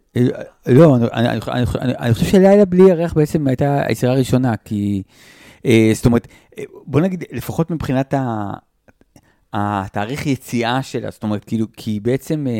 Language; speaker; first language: Hebrew; native; Hebrew